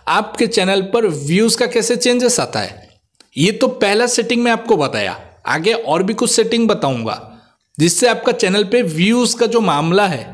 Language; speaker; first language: Hindi; non-native, local second language; Odia